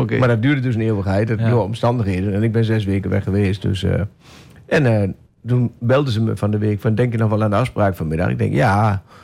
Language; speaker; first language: Dutch; native; Dutch